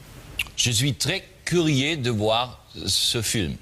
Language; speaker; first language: French; non-native, learner; German